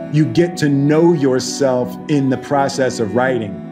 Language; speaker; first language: English; native; English